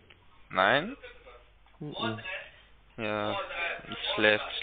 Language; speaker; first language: German; non-native, learner; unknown